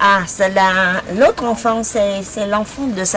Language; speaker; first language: French; non-native, fluent; Vietnamese